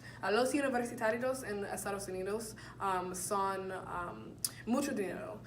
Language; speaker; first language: Spanish; non-native, learner; English